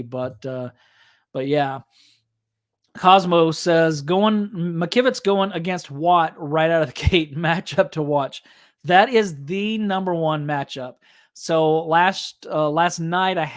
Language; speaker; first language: English; native; English